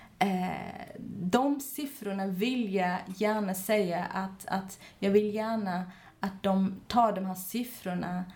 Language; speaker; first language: Swedish; non-native, fluent; Kurdish